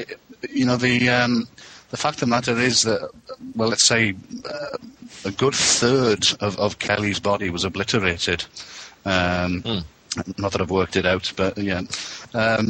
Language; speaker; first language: English; native; English